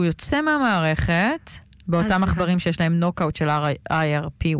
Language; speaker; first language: Hebrew; native; Hebrew